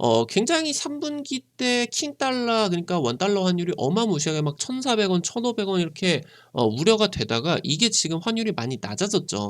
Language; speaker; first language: Korean; native; Korean